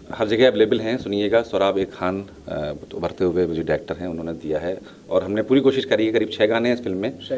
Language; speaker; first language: Hindi; native; Hindi